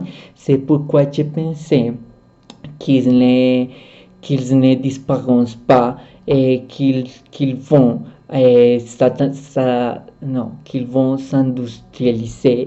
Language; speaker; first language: French; non-native, learner; Spanish